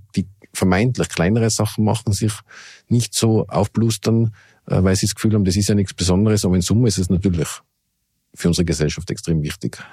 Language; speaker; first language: German; native; German